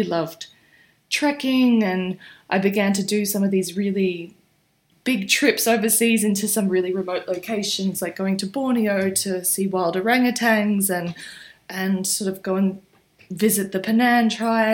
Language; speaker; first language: English; native; English